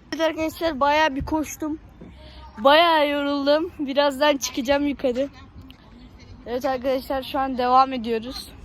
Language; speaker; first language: Turkish; native; Turkish